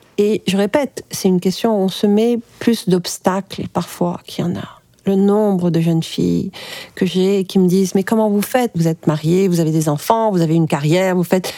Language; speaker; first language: French; early bilingual, other home language; Arabic